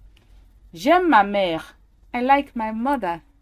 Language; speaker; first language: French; non-native, fluent; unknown